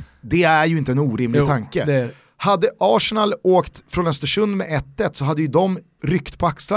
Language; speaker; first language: Swedish; native; Swedish